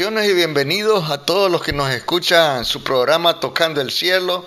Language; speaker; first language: Spanish; native; Spanish